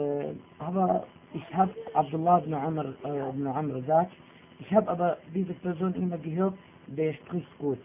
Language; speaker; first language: German; non-native, fluent; Arabic